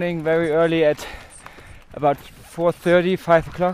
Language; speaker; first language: English; native; English